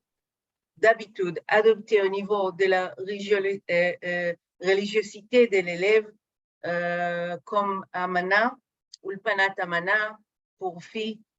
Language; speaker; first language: French; non-native, fluent; Hebrew